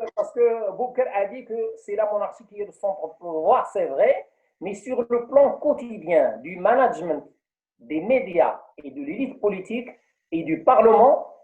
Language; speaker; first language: French; non-native, local second language; Arabic